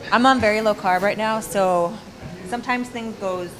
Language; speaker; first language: English; native; English